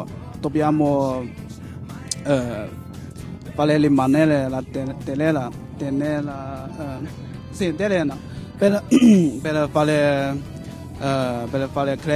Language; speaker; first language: Italian; non-native, learner; Chinese